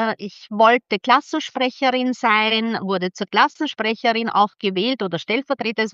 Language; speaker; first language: German; early bilingual, other home language; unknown